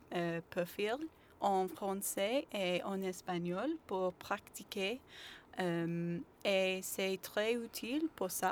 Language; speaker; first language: French; non-native, learner; English